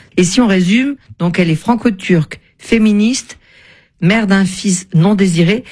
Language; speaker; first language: French; native; French